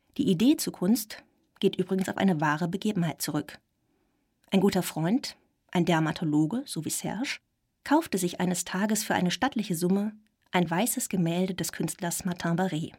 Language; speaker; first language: German; native; German